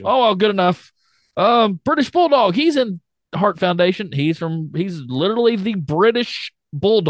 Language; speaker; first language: English; native; English